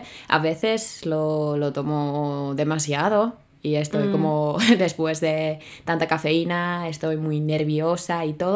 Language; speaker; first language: Spanish; non-native, fluent; Finnish